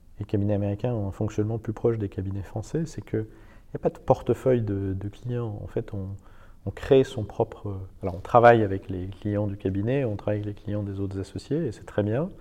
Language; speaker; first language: French; non-native, fluent; Persian